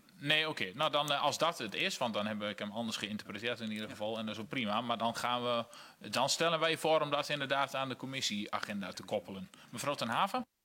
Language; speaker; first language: Dutch; native; Dutch